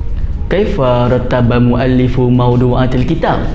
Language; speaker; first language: Arabic; non-native, learner; Malay